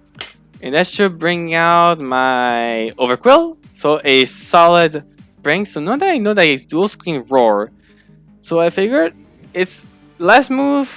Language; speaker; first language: English; non-native, fluent; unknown